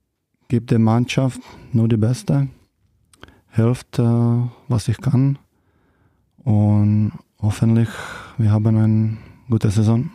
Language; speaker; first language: German; non-native, learner; Czech